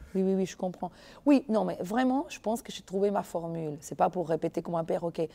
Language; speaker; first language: French; non-native, fluent; Spanish